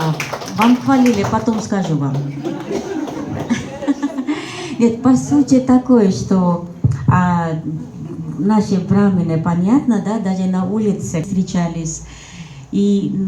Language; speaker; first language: Russian; non-native, fluent; Hindi